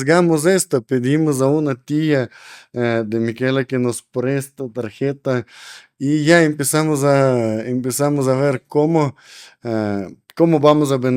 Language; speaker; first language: Spanish; non-native, learner; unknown